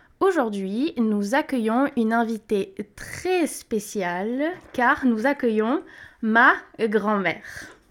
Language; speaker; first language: French; native; French